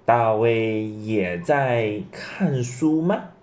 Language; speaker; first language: Chinese; non-native, fluent; English